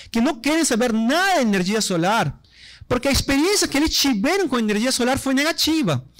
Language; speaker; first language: Portuguese; non-native, fluent; Spanish